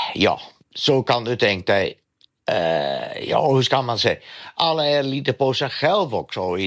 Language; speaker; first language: Swedish; non-native, fluent; Dutch